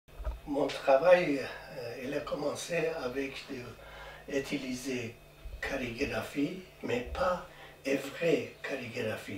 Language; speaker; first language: French; non-native, learner; Persian